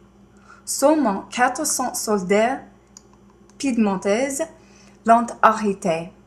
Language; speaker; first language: French; non-native, learner; English